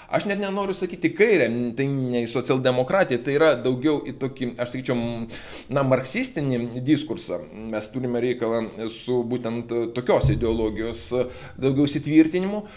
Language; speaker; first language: Lithuanian; non-native, local second language; Russian